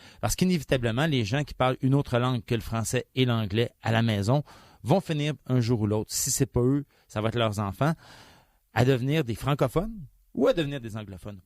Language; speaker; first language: French; native; French